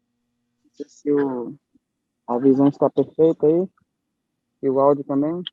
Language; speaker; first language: Portuguese; native; Portuguese